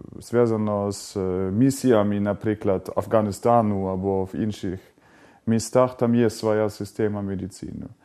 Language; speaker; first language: Ukrainian; non-native, fluent; German